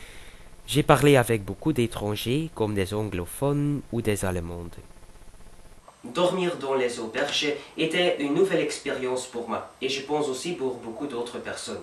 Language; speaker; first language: French; non-native, fluent; Dutch